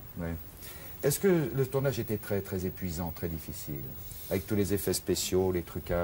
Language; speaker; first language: French; native; French